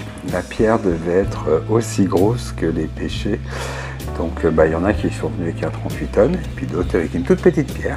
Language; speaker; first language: French; native; French